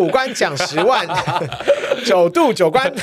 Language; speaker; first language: Chinese; native; Chinese